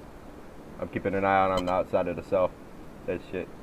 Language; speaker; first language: English; native; English